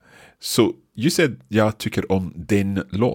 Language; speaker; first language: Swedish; non-native, learner; English